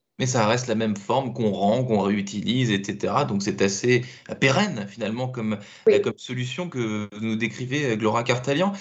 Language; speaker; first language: French; native; French